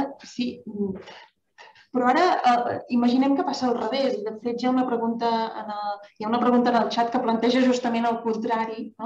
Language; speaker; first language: Catalan; native; Catalan